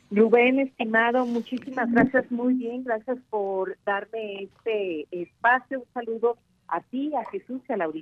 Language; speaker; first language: Spanish; native; Spanish